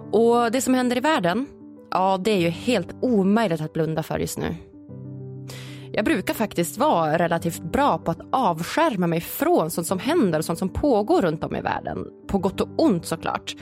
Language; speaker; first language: Swedish; native; Swedish